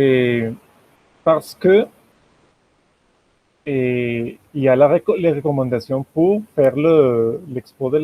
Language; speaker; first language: French; non-native, fluent; Spanish